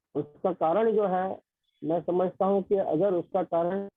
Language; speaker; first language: Hindi; non-native, local second language; Marathi